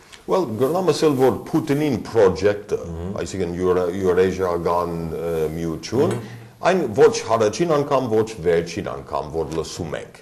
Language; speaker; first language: English; early bilingual, other home language; Armenian